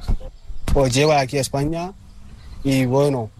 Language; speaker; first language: Spanish; non-native, learner; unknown